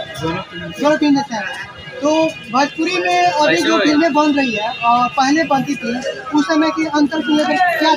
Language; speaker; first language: Hindi; non-native, local second language; Bhojpuri